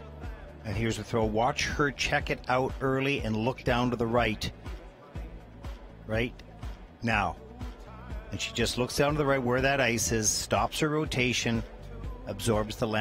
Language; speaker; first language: English; native; English